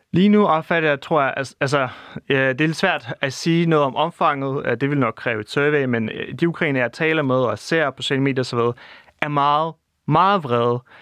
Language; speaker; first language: Danish; non-native, fluent; Russian